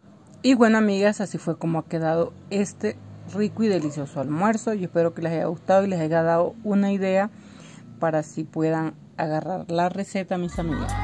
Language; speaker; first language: Spanish; native; Spanish